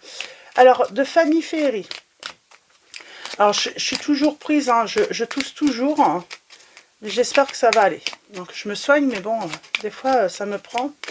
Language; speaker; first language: French; native; French